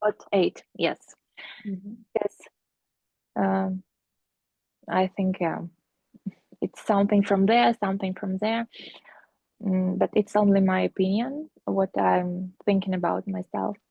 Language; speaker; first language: English; non-native, fluent; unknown